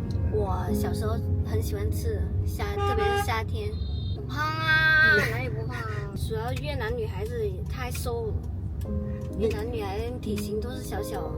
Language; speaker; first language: Chinese; non-native, fluent; Vietnamese